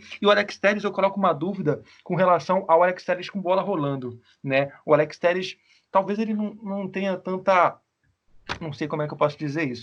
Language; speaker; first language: Portuguese; native; Portuguese